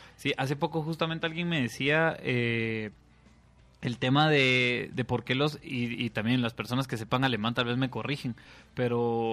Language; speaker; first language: Spanish; native; Spanish